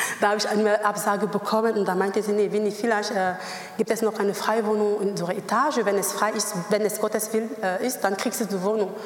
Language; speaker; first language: German; non-native, learner; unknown